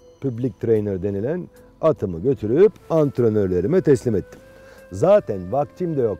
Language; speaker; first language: Turkish; native; Turkish